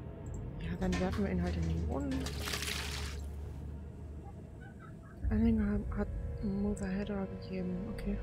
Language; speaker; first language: German; native; German